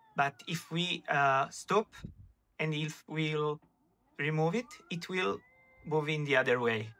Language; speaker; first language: English; non-native, fluent; Italian